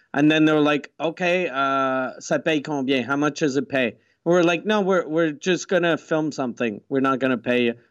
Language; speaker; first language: English; non-native, fluent; French